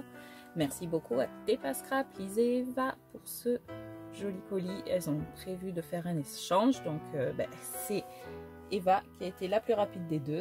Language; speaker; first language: French; native; French